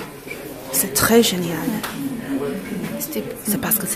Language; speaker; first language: French; non-native, learner; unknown